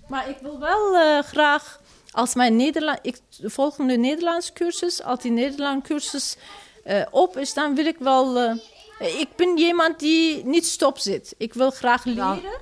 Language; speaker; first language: Dutch; non-native, learner; Turkish